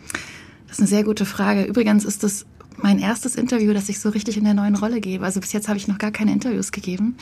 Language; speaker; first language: German; native; German